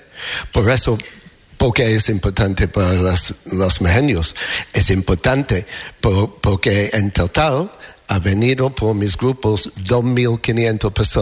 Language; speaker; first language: Spanish; non-native, learner; English